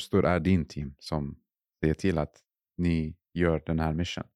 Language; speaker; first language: Swedish; non-native, fluent; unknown